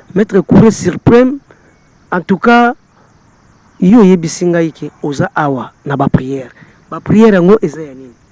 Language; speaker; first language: Lingala; non-native, local second language; Kongo